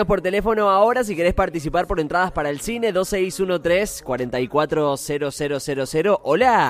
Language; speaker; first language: Spanish; native; Spanish